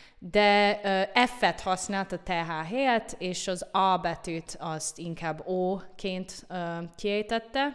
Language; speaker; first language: Hungarian; non-native, fluent; English